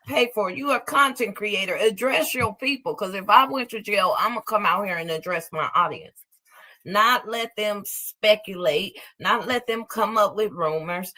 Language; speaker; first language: English; native; English